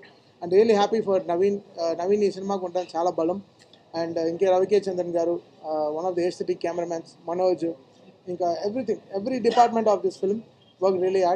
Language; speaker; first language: Telugu; native; Telugu